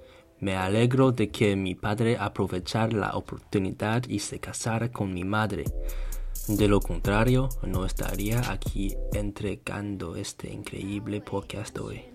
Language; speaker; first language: Spanish; non-native, learner; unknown